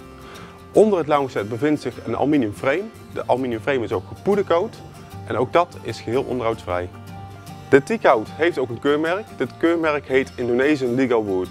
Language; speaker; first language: Dutch; native; Dutch